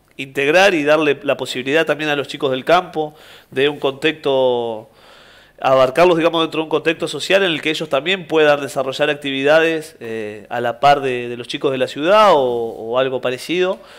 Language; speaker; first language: Spanish; native; Spanish